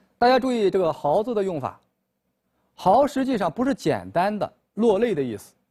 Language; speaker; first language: Chinese; native; Chinese